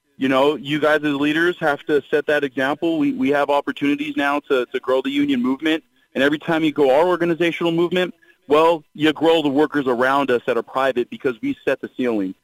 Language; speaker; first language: English; native; English